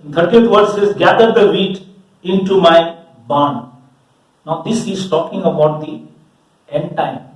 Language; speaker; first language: English; non-native, local second language; Malayalam